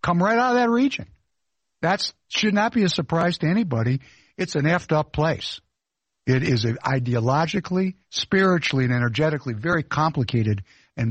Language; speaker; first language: English; non-native, fluent; Russian